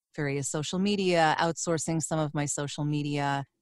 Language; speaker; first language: English; native; English